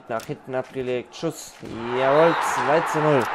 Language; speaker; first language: German; native; German